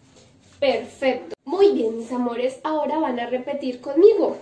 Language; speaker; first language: Spanish; native; Spanish